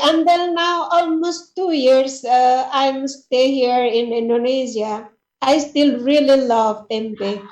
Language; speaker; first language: English; non-native, learner; Indonesian